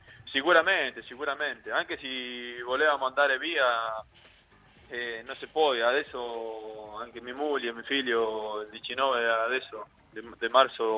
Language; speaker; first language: Italian; non-native, learner; Spanish